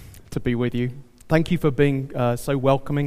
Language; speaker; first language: English; native; English